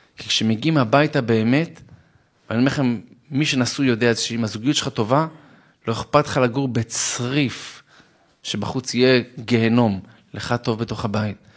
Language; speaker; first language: Hebrew; non-native, fluent; Arabic